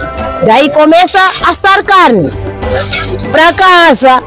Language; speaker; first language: Portuguese; non-native, local second language; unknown